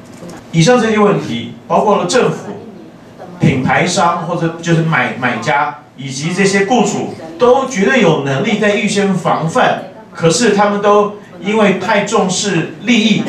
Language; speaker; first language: Chinese; native; Chinese